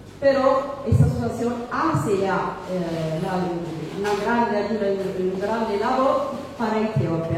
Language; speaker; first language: Spanish; non-native, fluent; Amharic